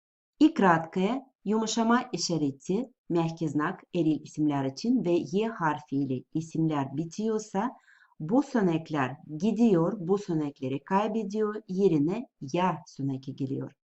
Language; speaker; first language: Turkish; non-native, fluent; Russian